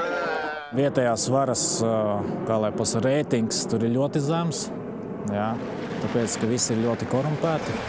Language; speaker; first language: Latvian; native; Latvian